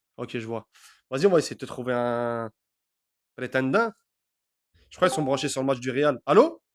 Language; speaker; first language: French; early bilingual, other home language; Arabic